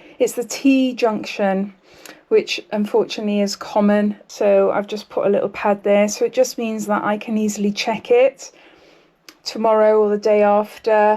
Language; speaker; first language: English; native; English